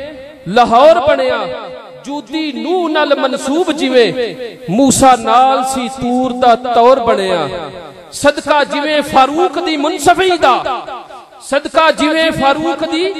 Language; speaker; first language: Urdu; non-native, local second language; Punjabi